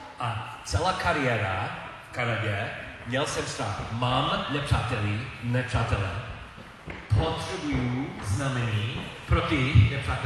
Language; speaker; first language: Czech; non-native, learner; English